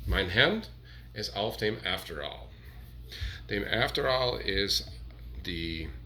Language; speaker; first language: German; non-native, learner; English